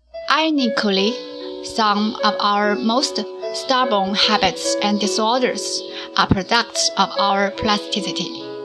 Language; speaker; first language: English; non-native, learner; Chinese